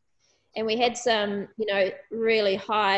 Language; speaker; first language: English; native; English